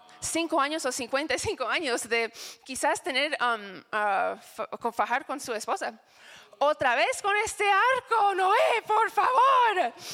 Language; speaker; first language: Spanish; non-native, fluent; English